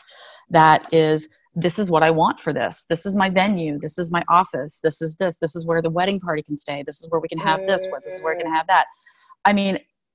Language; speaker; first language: English; native; English